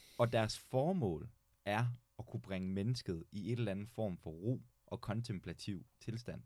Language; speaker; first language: Danish; native; Danish